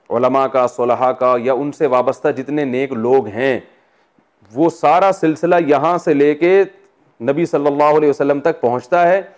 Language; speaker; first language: Urdu; native; Urdu